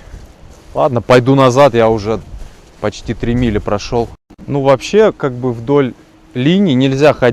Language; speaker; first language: Russian; native; Russian